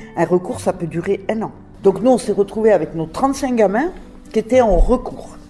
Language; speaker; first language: French; native; French